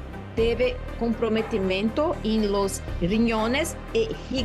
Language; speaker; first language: Spanish; non-native, learner; Portuguese